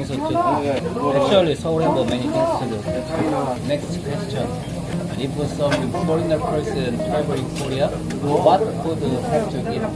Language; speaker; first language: English; non-native, learner; Korean